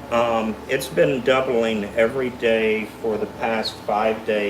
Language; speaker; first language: English; native; English